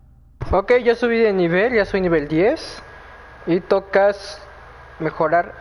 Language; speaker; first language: Spanish; native; Spanish